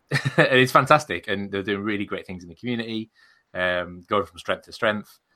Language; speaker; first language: English; native; English